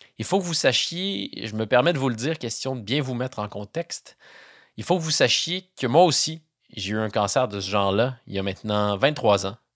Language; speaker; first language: French; native; French